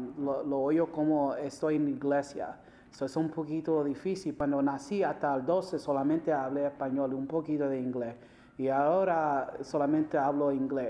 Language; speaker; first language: Spanish; early bilingual, heritage; Spanish